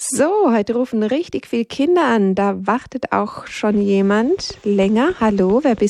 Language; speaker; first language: German; native; German